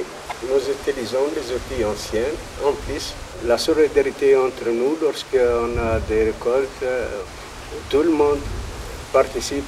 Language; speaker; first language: French; non-native, local second language; Arabic